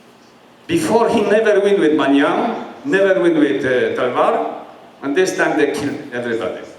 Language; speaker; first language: English; non-native, learner; Polish